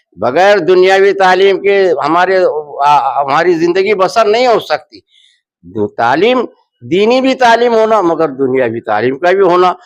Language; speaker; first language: Hindi; non-native, local second language; Urdu